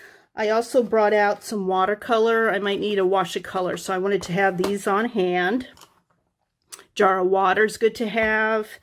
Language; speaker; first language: English; native; English